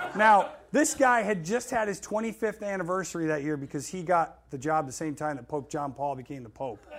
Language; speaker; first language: English; native; English